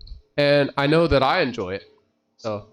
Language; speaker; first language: English; native; English